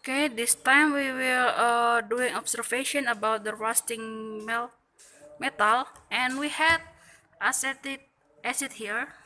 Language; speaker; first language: English; non-native, learner; Indonesian